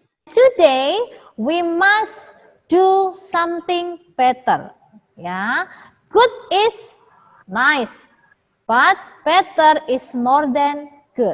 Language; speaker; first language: English; non-native, fluent; Indonesian